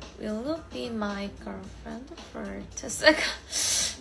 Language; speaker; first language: English; non-native, learner; Korean